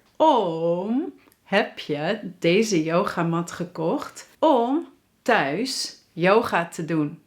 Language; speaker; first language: Dutch; native; Dutch